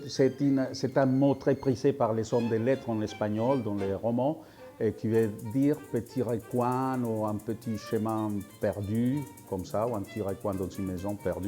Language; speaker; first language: French; non-native, fluent; Spanish